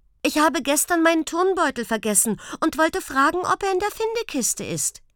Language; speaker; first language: German; native; German